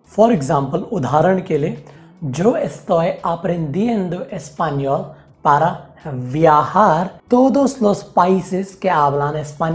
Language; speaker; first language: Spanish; non-native, fluent; Hindi